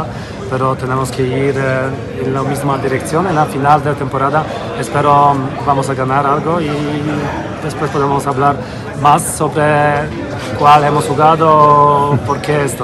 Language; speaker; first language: Spanish; non-native, fluent; Polish